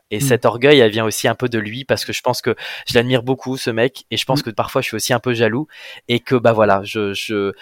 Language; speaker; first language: French; native; French